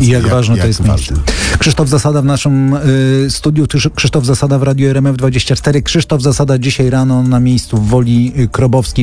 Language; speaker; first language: Polish; native; Polish